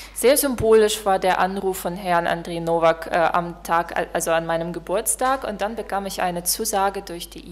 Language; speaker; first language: German; non-native, fluent; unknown